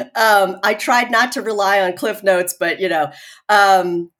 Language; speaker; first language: English; early bilingual, other home language; Chinese